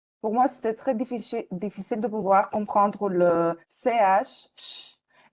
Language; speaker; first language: French; non-native, fluent; Greek